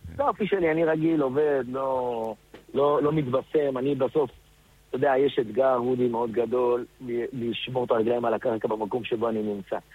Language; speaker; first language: Hebrew; native; Hebrew